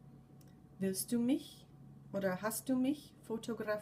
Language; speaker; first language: German; non-native, fluent; English